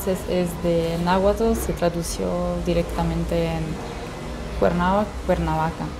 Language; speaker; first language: Spanish; non-native, fluent; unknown